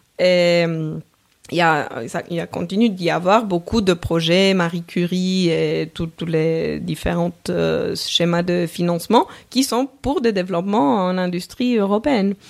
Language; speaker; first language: French; non-native, fluent; Romanian